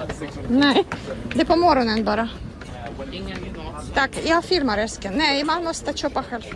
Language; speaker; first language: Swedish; non-native, learner; Russian